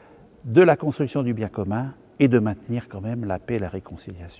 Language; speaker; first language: French; native; French